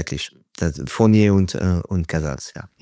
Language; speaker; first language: German; non-native, fluent; French